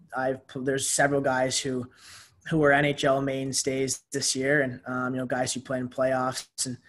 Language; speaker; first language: English; native; English